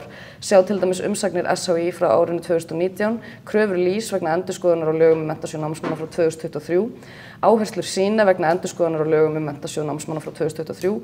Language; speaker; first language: Icelandic; native; Icelandic